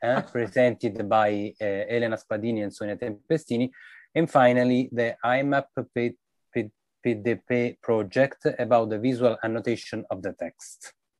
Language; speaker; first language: English; non-native, fluent; Italian